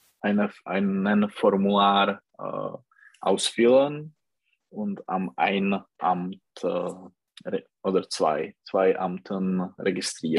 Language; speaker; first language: German; non-native, learner; Czech